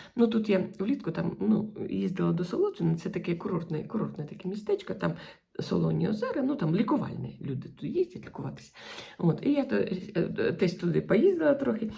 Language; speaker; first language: Ukrainian; non-native, local second language; Russian